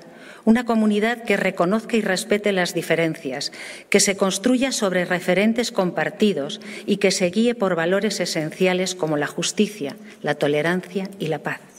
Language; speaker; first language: Spanish; native; Spanish